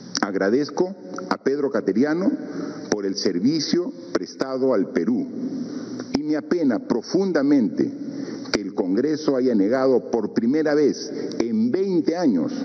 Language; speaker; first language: Spanish; native; Spanish